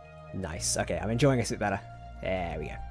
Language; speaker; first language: English; native; English